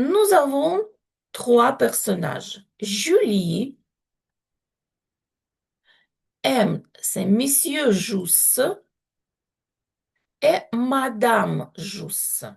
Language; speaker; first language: French; non-native, fluent; Ukrainian